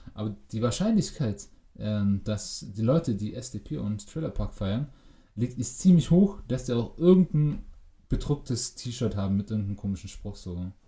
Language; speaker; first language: German; native; German